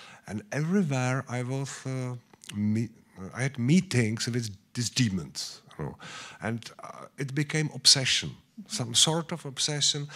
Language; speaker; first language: English; non-native, learner; Czech